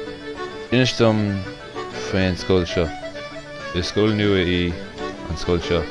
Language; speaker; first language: Irish; non-native, learner; English